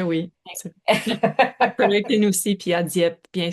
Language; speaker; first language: French; non-native, local second language; English